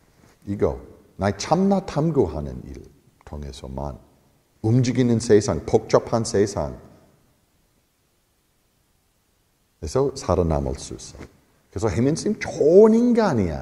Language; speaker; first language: Korean; non-native, fluent; English